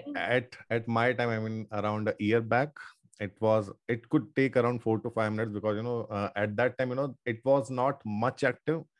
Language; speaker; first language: English; non-native, local second language; Hindi